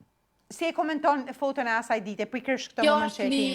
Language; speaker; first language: Albanian; native; Albanian